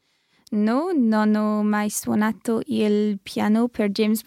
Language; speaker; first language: Italian; non-native, learner; English